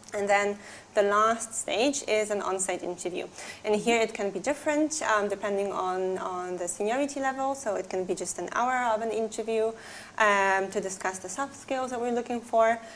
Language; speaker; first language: English; non-native, fluent; Polish